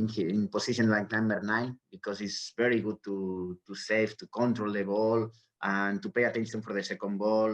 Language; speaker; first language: English; non-native, learner; Spanish